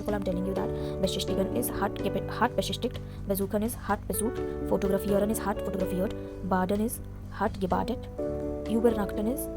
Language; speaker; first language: German; non-native, fluent; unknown